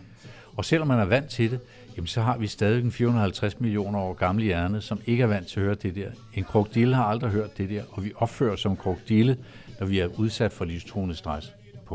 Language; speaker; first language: Danish; native; Danish